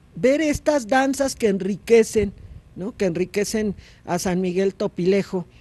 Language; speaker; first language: Spanish; native; Spanish